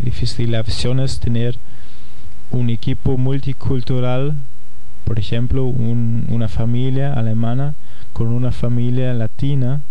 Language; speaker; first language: Spanish; non-native, fluent; German